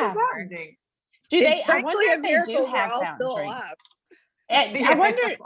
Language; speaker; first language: English; native; English